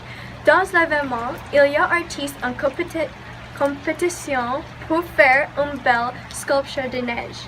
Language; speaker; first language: French; non-native, learner; English